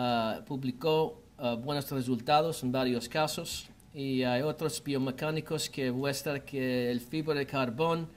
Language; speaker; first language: Spanish; non-native, learner; English